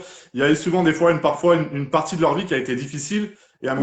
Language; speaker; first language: French; native; French